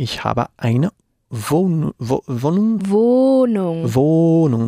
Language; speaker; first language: German; non-native, learner; Spanish